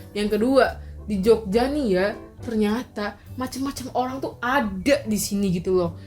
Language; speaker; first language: Indonesian; native; Indonesian